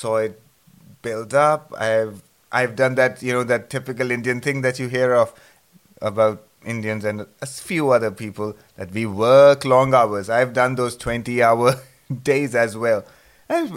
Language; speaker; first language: English; non-native, local second language; Punjabi